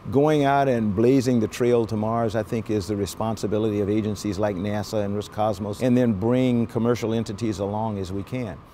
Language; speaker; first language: English; native; English